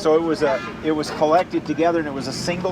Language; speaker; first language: English; native; English